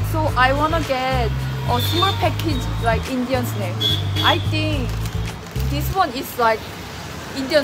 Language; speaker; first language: English; non-native, learner; Korean